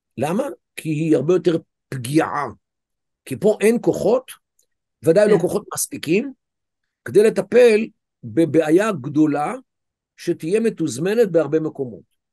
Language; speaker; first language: Hebrew; native; Hebrew